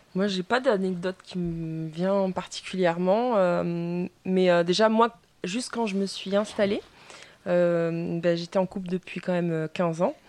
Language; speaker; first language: French; non-native, fluent; Spanish